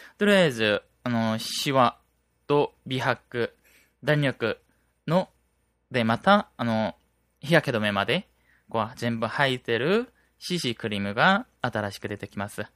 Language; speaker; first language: Japanese; non-native, fluent; Korean